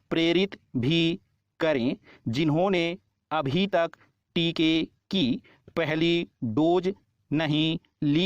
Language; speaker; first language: Hindi; native; Hindi